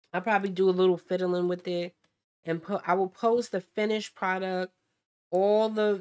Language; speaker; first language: English; native; English